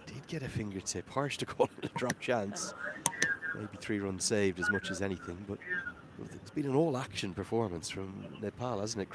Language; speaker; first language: English; native; English